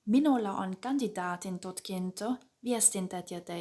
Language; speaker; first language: Finnish; non-native, fluent; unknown